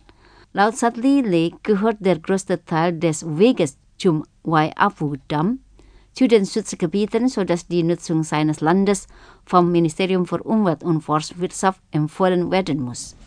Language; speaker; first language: German; non-native, fluent; Indonesian